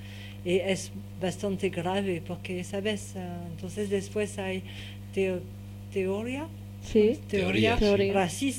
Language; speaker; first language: Spanish; non-native, learner; French